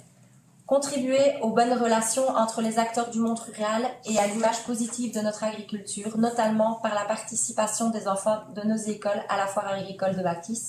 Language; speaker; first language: French; native; French